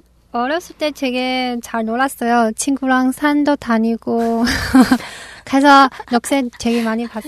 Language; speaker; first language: Korean; non-native, learner; Chinese